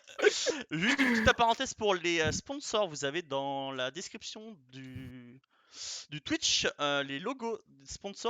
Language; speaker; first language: French; native; French